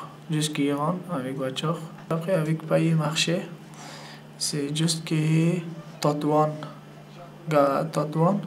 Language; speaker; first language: French; non-native, learner; Persian